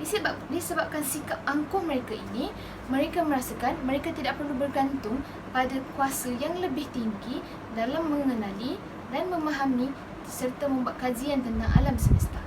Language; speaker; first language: Malay; native; Malay